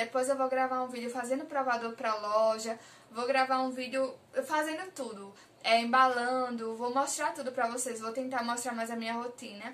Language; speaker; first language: Portuguese; native; Portuguese